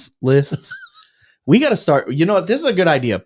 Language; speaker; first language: English; native; English